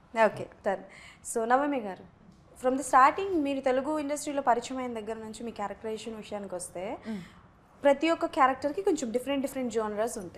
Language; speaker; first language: Telugu; native; Telugu